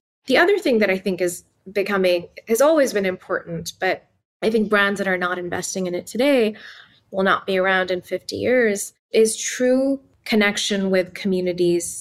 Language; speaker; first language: English; non-native, local second language; Urdu